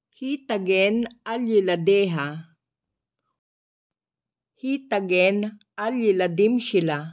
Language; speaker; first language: Hebrew; non-native, learner; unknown